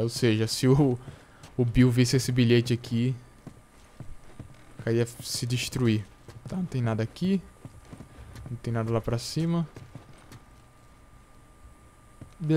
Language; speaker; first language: Portuguese; native; Portuguese